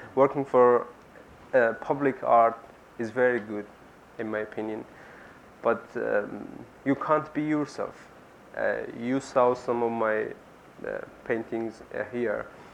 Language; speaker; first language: English; non-native, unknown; Persian